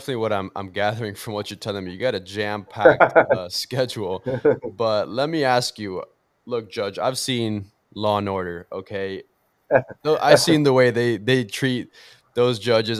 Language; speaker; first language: English; early bilingual, other home language; Portuguese